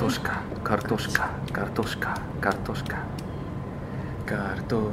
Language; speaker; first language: Japanese; non-native, fluent; Russian